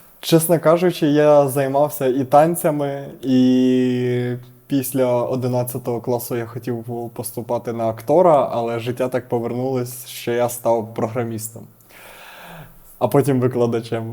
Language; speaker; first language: Ukrainian; native; Ukrainian